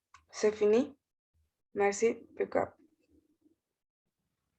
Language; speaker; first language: French; non-native, learner; Spanish